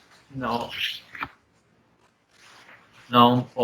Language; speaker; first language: Spanish; non-native, fluent; Portuguese